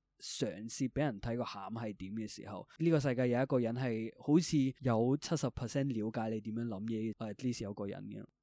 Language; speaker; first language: Cantonese; early bilingual, other home language; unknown